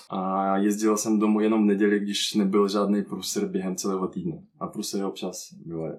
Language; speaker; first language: Czech; non-native, fluent; Russian